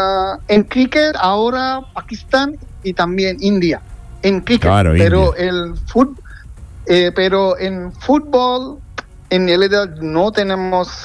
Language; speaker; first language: Spanish; non-native, fluent; Bangla